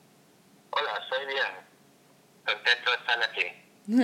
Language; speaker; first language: Spanish; non-native, learner; English